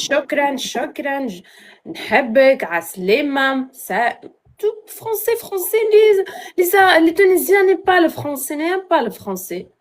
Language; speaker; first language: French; non-native, learner; Arabic